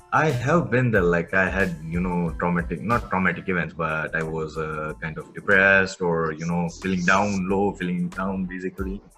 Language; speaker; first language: English; non-native, local second language; Gujarati